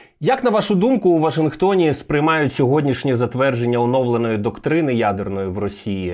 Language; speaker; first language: Ukrainian; native; Ukrainian